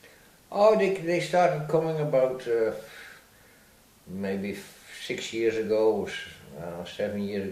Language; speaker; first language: English; non-native, fluent; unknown